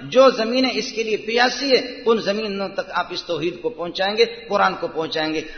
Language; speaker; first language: Urdu; non-native, local second language; Brahui